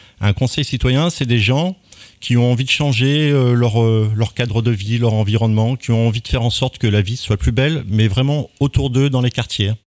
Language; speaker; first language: French; native; French